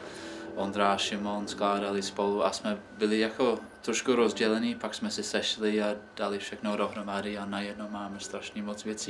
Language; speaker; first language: Czech; non-native, fluent; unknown